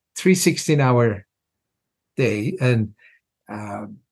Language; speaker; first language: English; non-native, fluent; Persian